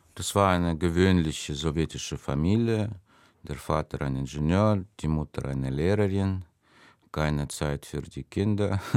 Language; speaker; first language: German; non-native, fluent; Russian